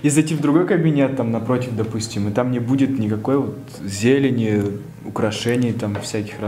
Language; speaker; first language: Russian; native; Russian